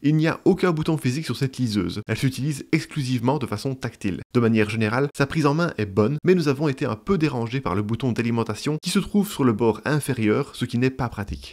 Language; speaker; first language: French; native; French